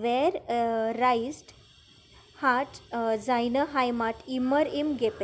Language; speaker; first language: German; non-native, learner; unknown